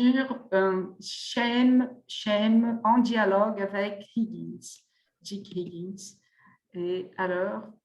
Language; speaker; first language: French; non-native, fluent; Portuguese